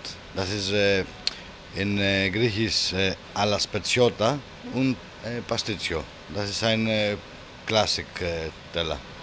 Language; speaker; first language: German; non-native, learner; Greek